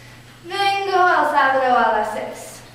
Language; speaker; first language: Spanish; non-native, learner; English